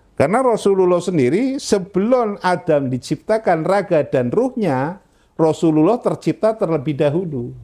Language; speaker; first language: Indonesian; non-native, local second language; Javanese